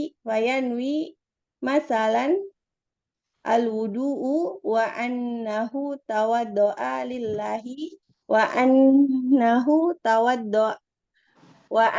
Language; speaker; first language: Arabic; non-native, learner; Indonesian